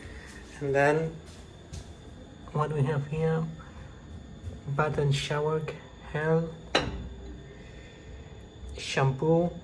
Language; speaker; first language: English; non-native, learner; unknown